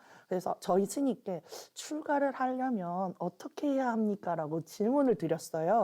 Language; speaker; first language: Korean; native; Korean